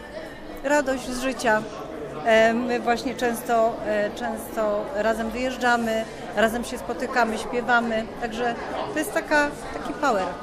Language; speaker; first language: Polish; native; Polish